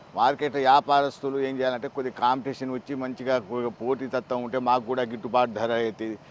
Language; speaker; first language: Telugu; non-native, local second language; Lambadi